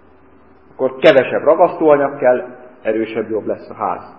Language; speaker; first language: Hungarian; native; Hungarian